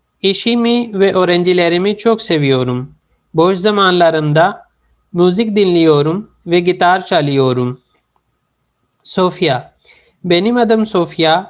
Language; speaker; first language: Turkish; non-native, fluent; Urdu